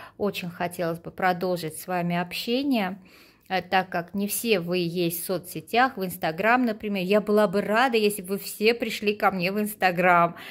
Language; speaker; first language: Russian; non-native, local second language; Armenian